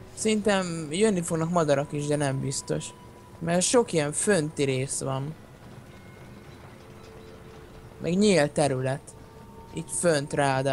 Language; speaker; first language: Hungarian; native; Hungarian